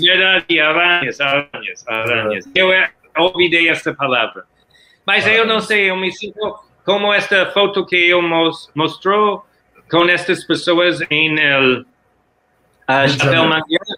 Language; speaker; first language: Portuguese; non-native, learner; English